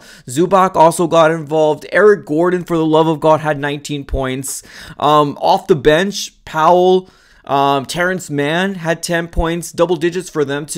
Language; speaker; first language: English; native; English